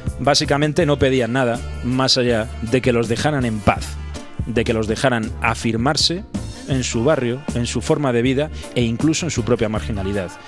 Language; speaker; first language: Spanish; native; Spanish